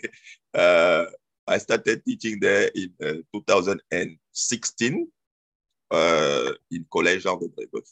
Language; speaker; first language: English; non-native, local second language; French